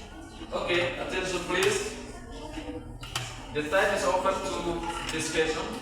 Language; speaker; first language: English; non-native, learner; Indonesian